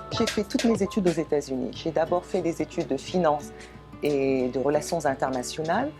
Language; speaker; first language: French; non-native, local second language; Wolof